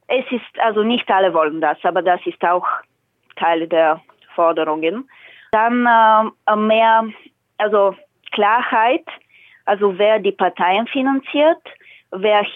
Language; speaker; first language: German; non-native, fluent; Bulgarian